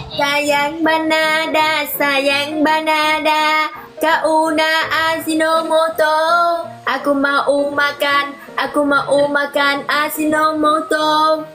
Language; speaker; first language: Indonesian; non-native, learner; Vietnamese